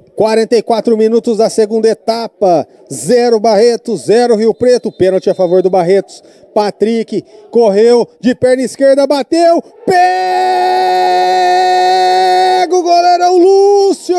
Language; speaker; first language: Portuguese; native; Portuguese